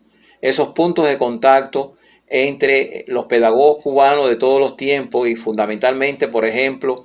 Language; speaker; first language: Spanish; native; Spanish